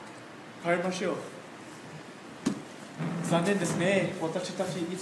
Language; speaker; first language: Japanese; non-native, learner; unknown